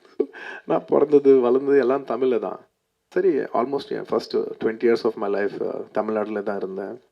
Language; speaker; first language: Tamil; non-native, local second language; Telugu